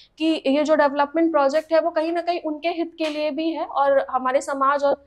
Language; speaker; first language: Hindi; native; Hindi